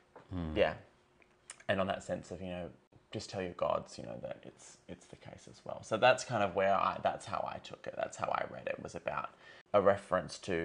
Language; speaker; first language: English; native; English